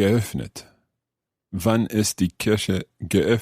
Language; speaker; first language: German; non-native, learner; English